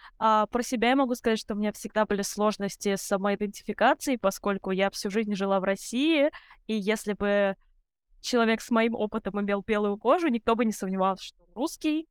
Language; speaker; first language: Russian; early bilingual, other home language; Arabic